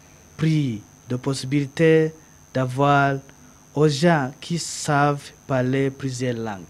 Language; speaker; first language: French; non-native, learner; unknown